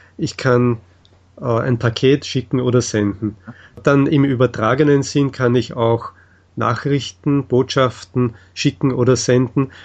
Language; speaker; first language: German; native; German